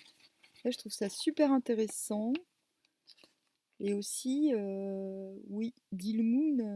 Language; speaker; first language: French; native; French